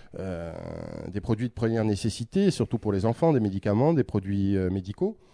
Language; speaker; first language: French; native; French